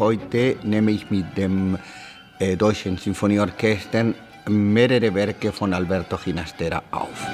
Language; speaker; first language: German; non-native, fluent; Spanish